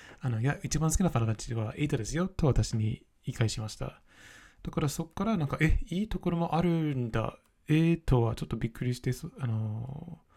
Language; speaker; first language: Japanese; non-native, fluent; English